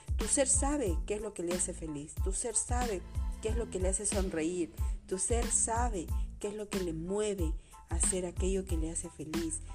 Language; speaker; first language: Spanish; native; Spanish